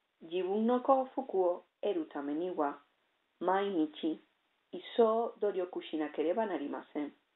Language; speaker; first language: Japanese; non-native, learner; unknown